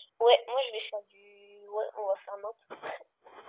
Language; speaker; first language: French; native; French